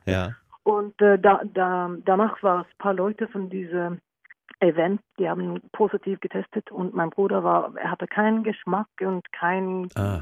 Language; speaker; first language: German; non-native, learner; Norwegian